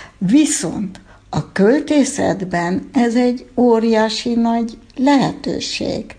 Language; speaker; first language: Hungarian; early bilingual, heritage; Hungarian